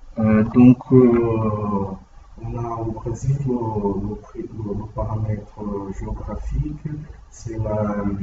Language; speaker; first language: French; non-native, learner; Portuguese